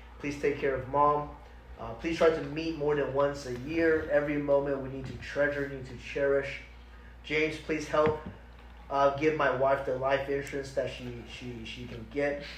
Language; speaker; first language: English; early bilingual, other home language; Chinese